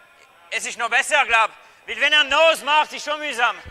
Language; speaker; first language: German; non-native, fluent; French